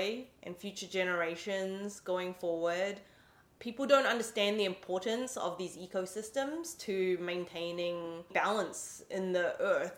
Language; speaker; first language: English; native; English